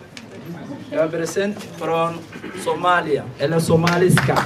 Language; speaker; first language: Swedish; non-native, learner; Somali